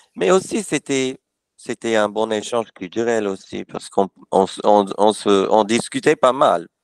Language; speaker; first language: French; non-native, fluent; English